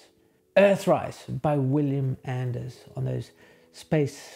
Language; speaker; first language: English; native; English